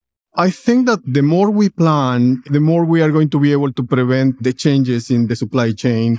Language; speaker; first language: English; non-native, fluent; Spanish